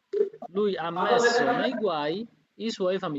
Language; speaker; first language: Italian; non-native, fluent; Bangla